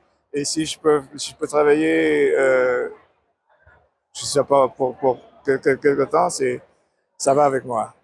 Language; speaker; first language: French; non-native, learner; English